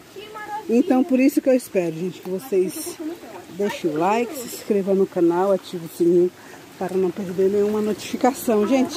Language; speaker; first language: Portuguese; native; Portuguese